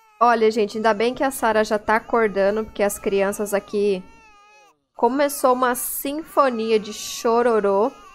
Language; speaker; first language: Portuguese; native; Portuguese